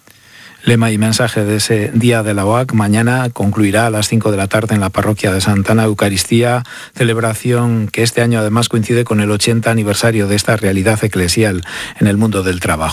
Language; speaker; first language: Spanish; native; Spanish